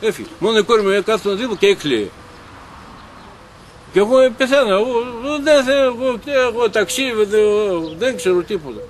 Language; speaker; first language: Greek; non-native, learner; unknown